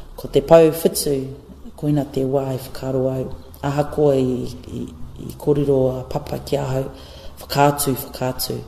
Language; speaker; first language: Māori; non-native, local second language; English